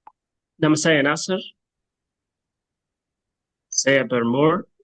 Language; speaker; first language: Indonesian; non-native, learner; Arabic